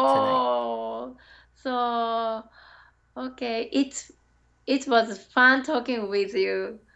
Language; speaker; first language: English; non-native, learner; Japanese